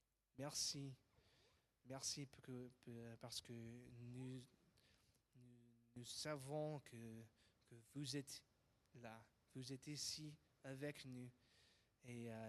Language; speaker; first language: French; non-native, fluent; English